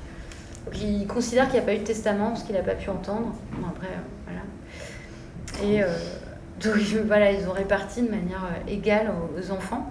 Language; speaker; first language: French; native; French